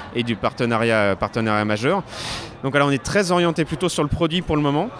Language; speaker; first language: French; native; French